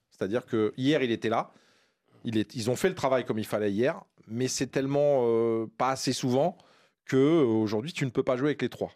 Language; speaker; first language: French; native; French